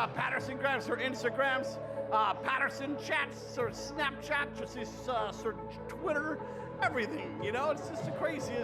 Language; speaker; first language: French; non-native, local second language; English